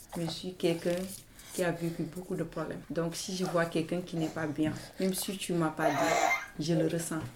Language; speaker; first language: French; non-native, local second language; Wolof